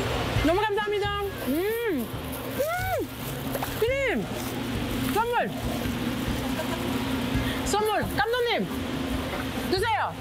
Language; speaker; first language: Korean; non-native, learner; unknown